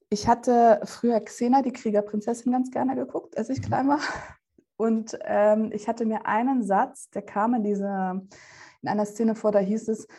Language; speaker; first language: German; early bilingual, other home language; Russian